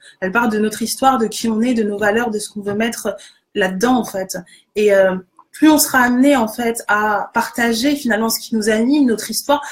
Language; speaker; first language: French; native; French